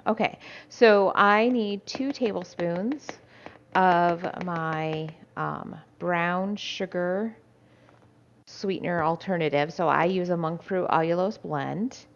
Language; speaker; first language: English; native; English